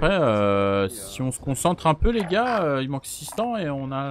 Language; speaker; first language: French; native; French